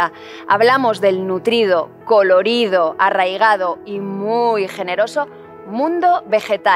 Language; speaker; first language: Spanish; native; Spanish